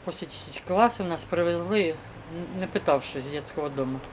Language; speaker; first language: Ukrainian; non-native, local second language; Russian